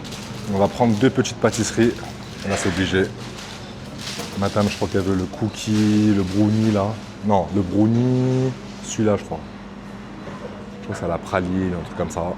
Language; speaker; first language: French; native; French